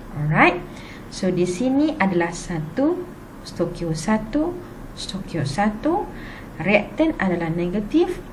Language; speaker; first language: Malay; native; Malay